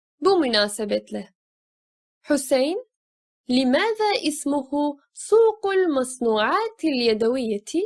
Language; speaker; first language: Arabic; non-native, fluent; Turkish